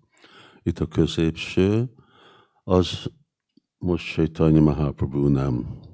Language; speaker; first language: Hungarian; early bilingual, heritage; Hungarian